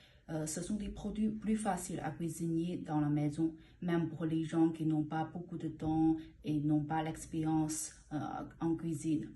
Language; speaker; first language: French; non-native, learner; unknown